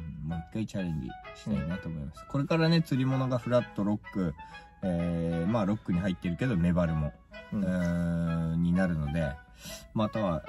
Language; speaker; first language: Japanese; native; Japanese